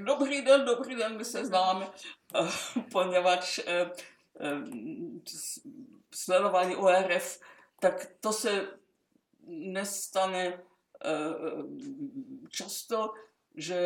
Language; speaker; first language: Czech; non-native, local second language; German